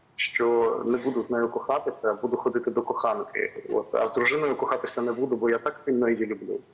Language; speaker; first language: Ukrainian; non-native, local second language; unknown